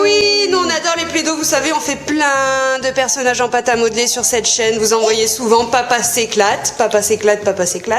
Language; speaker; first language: French; native; French